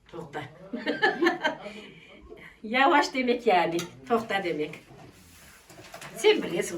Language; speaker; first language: Turkish; native; Turkish